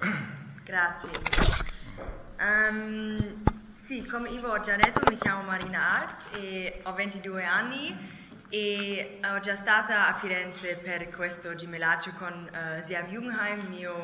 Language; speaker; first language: Italian; non-native, learner; German